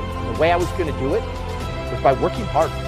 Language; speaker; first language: English; native; English